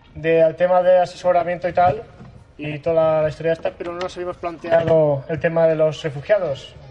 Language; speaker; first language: Spanish; non-native, local second language; Catalan